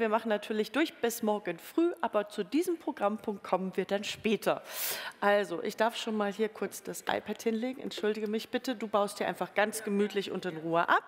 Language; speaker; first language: German; native; German